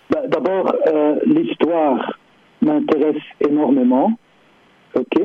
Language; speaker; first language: French; non-native, fluent; Dutch